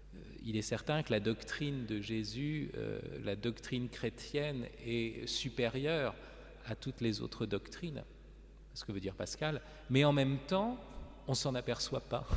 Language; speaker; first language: French; native; French